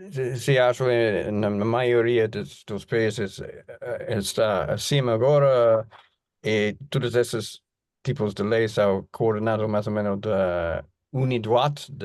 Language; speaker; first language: Portuguese; non-native, fluent; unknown